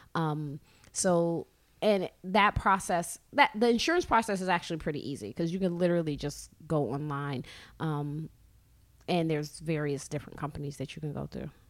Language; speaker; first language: English; native; English